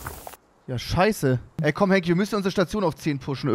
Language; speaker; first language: German; native; German